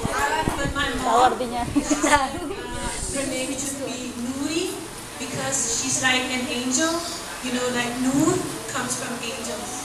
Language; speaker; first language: English; non-native, fluent; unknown